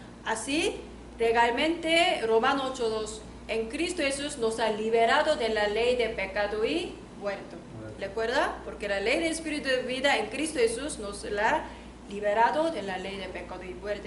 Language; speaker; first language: Spanish; non-native, learner; Korean